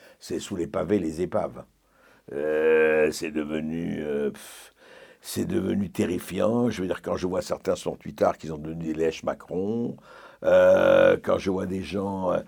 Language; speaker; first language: French; native; French